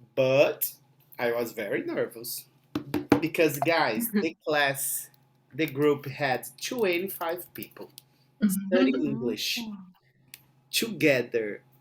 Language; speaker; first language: English; non-native, fluent; Portuguese